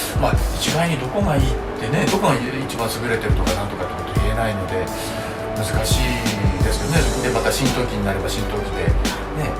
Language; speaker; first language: Japanese; native; Japanese